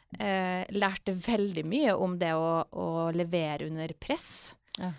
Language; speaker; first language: Norwegian; native; Norwegian